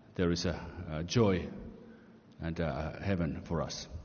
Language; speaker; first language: English; non-native, fluent; Finnish